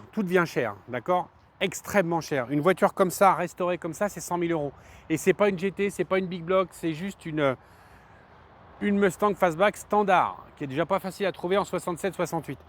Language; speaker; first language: French; native; French